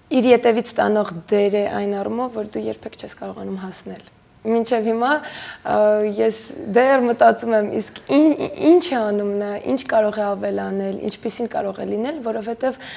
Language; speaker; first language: Armenian; native; Armenian